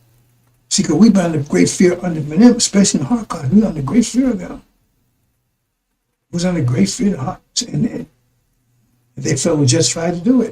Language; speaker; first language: English; native; English